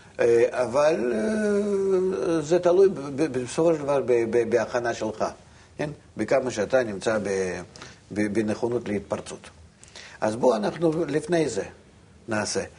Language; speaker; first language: Hebrew; non-native, fluent; Russian